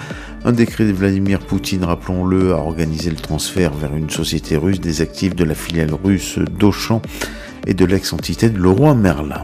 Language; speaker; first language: French; native; French